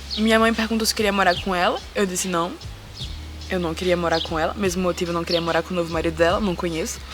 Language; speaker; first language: Portuguese; early bilingual, heritage; Portuguese